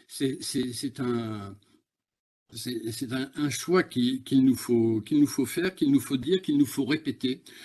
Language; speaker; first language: French; native; French